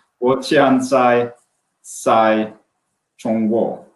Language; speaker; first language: Chinese; non-native, learner; Swedish